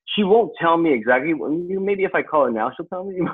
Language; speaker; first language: English; early bilingual, other home language; Filipino